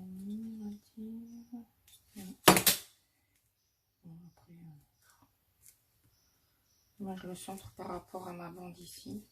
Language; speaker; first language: French; native; French